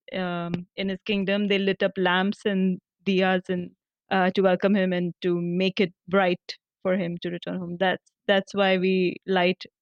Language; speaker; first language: English; non-native, local second language; Marathi